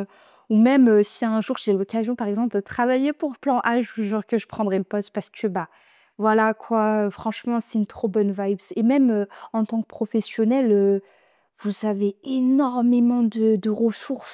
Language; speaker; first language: French; native; French